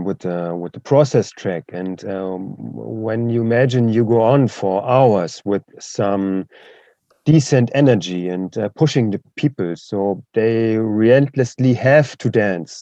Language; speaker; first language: English; non-native, fluent; German